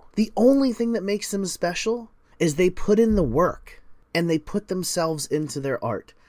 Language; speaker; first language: English; native; English